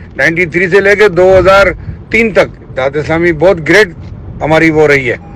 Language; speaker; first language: Urdu; native; Urdu